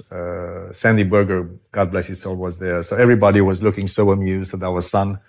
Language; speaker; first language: English; non-native, fluent; Romanian